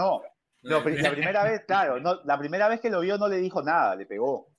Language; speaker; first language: Spanish; native; Spanish